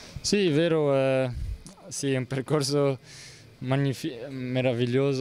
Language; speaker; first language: Italian; non-native, learner; Dutch